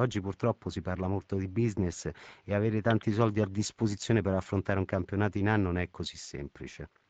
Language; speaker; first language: Italian; native; Italian